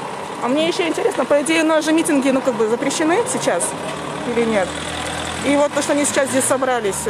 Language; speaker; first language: Russian; native; Russian